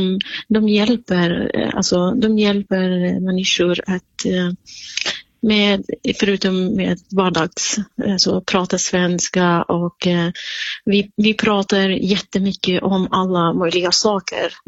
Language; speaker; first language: Swedish; non-native, fluent; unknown